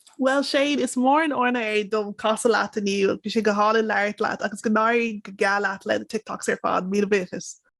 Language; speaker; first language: Irish; non-native, local second language; English